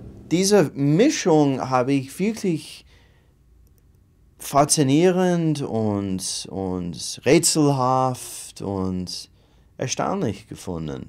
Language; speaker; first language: German; non-native, fluent; English